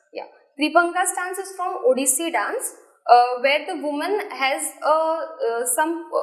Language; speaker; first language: English; non-native, local second language; Gujarati